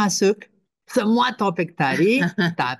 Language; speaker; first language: Indonesian; non-native, fluent; English